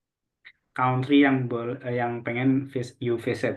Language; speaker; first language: English; non-native, local second language; Indonesian